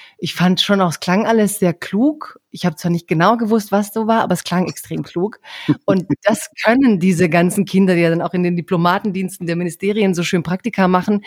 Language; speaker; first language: German; early bilingual, other home language; Croatian